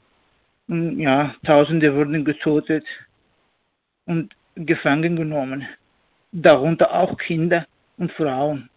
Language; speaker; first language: German; non-native, learner; Kurdish